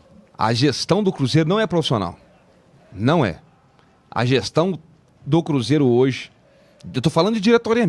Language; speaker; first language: Portuguese; native; Portuguese